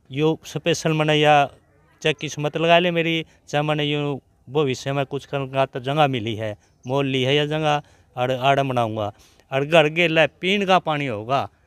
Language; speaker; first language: Hindi; native; Hindi